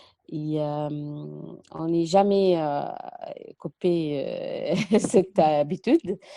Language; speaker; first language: French; non-native, learner; Arabic